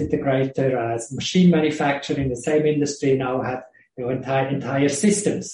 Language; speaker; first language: English; non-native, fluent; Swiss German